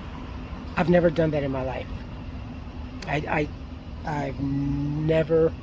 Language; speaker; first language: English; native; English